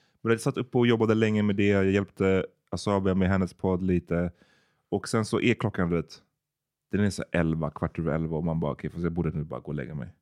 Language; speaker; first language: Swedish; native; Swedish